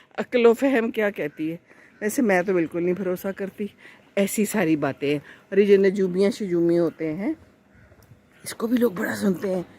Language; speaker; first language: Urdu; non-native, local second language; Punjabi